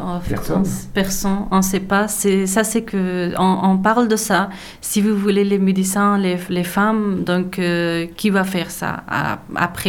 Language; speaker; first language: French; non-native, learner; Persian